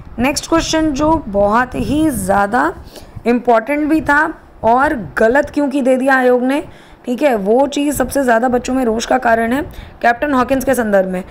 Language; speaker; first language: Hindi; native; Hindi